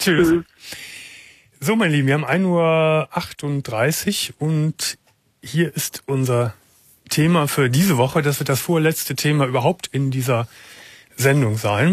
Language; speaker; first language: German; native; German